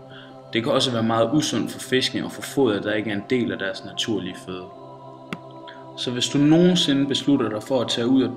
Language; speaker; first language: Danish; native; Danish